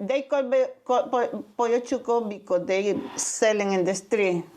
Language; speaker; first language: English; non-native, learner; Spanish